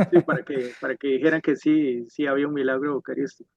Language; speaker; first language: Spanish; native; Spanish